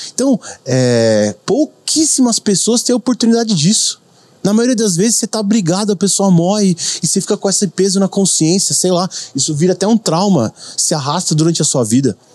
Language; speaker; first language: Portuguese; native; Portuguese